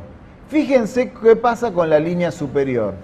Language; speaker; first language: Spanish; native; Spanish